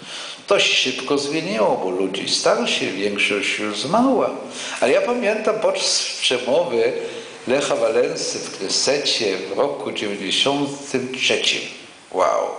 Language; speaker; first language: Polish; non-native, local second language; Yiddish